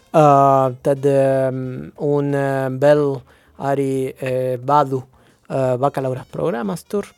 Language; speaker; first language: Latvian; non-native, fluent; Spanish